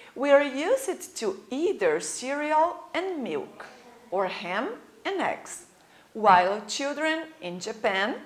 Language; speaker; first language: English; non-native, fluent; Portuguese